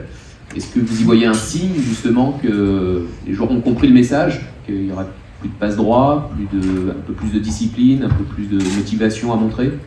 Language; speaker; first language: French; native; French